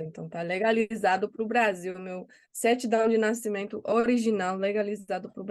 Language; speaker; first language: Portuguese; non-native, fluent; English